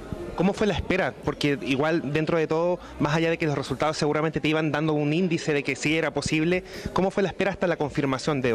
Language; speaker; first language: Spanish; native; Spanish